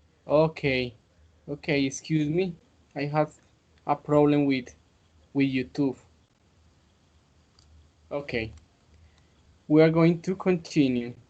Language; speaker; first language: English; non-native, fluent; Spanish